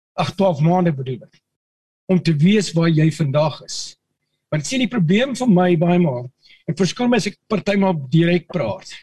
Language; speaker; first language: Afrikaans; native; Afrikaans